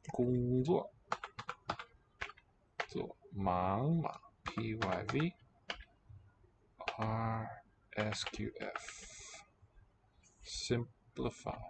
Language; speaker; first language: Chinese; non-native, learner; English